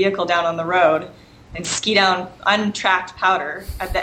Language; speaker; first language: English; native; English